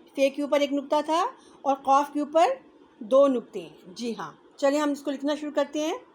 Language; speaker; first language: Urdu; native; Urdu